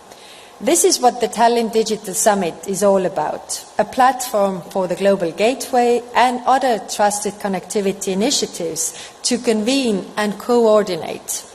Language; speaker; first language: English; non-native, fluent; Estonian